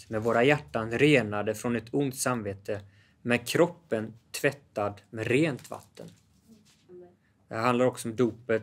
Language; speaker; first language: Swedish; native; Swedish